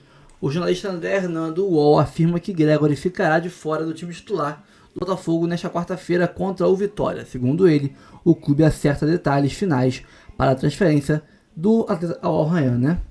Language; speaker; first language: Portuguese; native; Portuguese